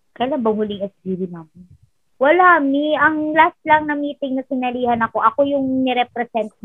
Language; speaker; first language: Filipino; non-native, local second language; Bikol